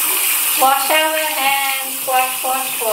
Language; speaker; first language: English; non-native, learner; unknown